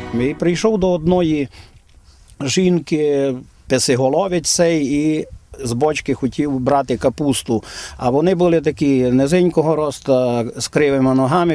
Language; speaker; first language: Ukrainian; native; Ukrainian